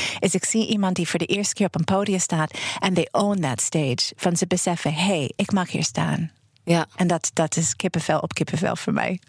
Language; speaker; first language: Dutch; non-native, fluent; English